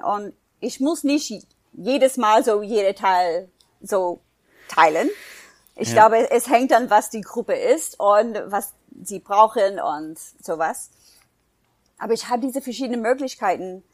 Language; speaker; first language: German; non-native, fluent; English